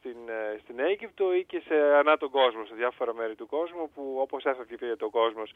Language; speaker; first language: Greek; early bilingual, heritage; Greek